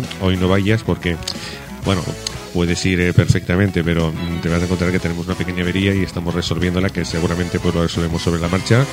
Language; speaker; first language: Spanish; native; Spanish